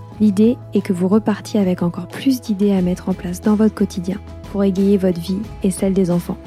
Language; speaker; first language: French; native; French